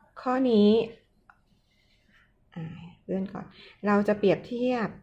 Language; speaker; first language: Thai; native; Thai